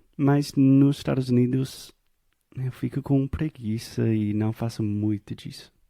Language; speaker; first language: Portuguese; non-native, fluent; English